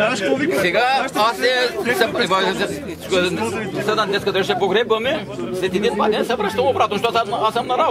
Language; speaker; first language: Bulgarian; non-native, local second language; Turkish